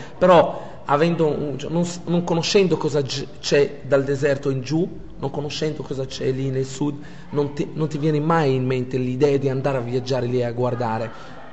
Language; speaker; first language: Italian; non-native, fluent; Arabic